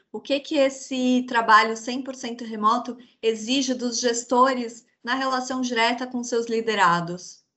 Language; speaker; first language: Portuguese; native; Portuguese